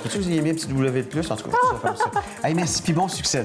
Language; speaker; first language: French; native; French